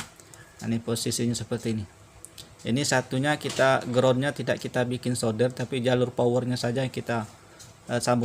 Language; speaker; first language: Indonesian; native; Indonesian